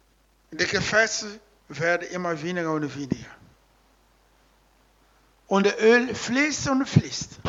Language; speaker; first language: German; non-native, learner; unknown